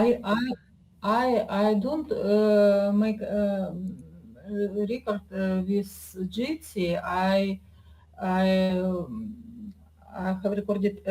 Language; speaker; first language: English; non-native, learner; Russian